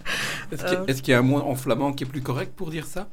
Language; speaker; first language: French; native; French